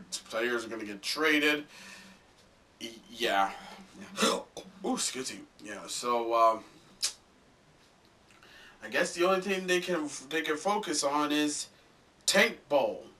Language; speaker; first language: English; native; English